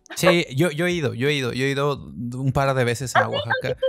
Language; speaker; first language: Spanish; native; Spanish